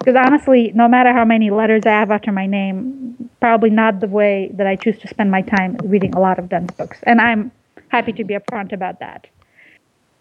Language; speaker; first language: English; early bilingual, other home language; Russian